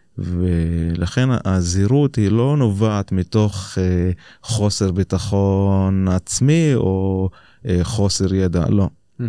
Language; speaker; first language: Hebrew; non-native, local second language; Arabic